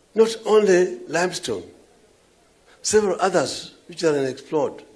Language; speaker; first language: English; non-native, local second language; Luo (Kenya and Tanzania)